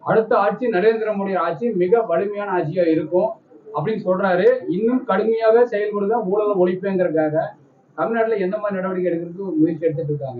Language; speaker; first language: Tamil; native; Tamil